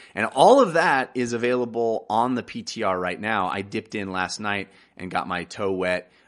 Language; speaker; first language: English; native; English